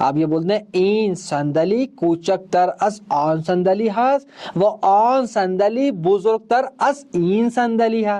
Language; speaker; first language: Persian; non-native, fluent; Urdu